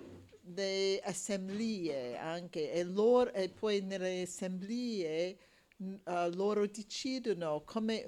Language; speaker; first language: Italian; non-native, learner; English